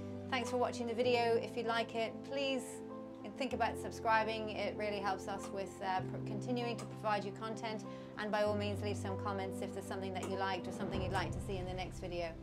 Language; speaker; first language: English; native; English